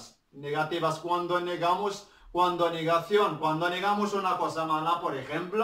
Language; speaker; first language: Spanish; non-native, learner; Arabic